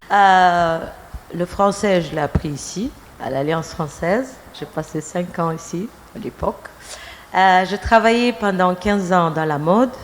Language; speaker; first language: French; non-native, fluent; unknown